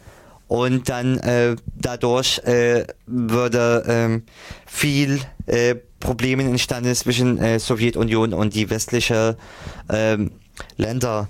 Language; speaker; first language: German; non-native, fluent; Arabic